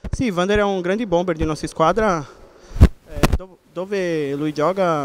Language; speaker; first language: Italian; non-native, learner; Portuguese